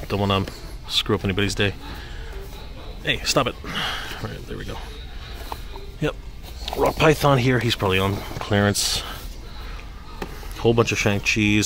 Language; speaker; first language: English; native; English